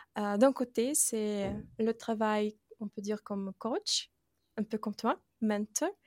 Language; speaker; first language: French; non-native, fluent; Russian